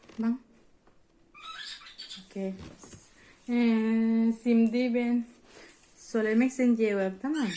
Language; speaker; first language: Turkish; non-native, learner; Indonesian